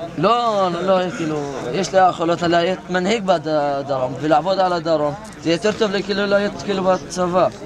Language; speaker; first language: Hebrew; non-native, local second language; Arabic